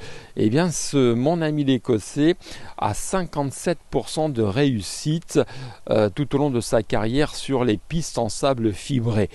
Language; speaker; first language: French; native; French